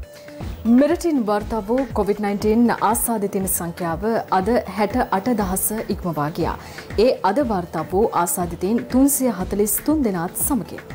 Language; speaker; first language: Sinhala; native; Sinhala